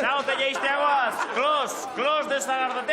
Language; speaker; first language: Basque; native; Basque